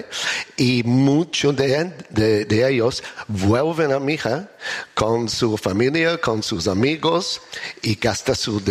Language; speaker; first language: Spanish; non-native, learner; English